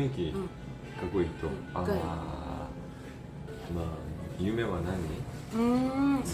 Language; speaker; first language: Japanese; non-native, learner; Korean